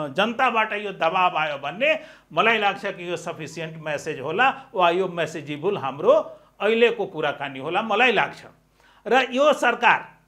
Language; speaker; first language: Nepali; non-native, local second language; Maithili